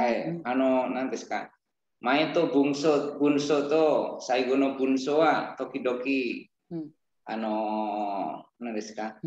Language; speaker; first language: Japanese; non-native, learner; Indonesian